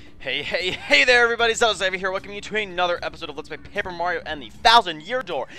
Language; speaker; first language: English; native; English